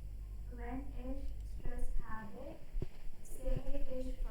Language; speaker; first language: German; non-native, learner; Hindi